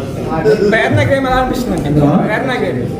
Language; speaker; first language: Telugu; native; Telugu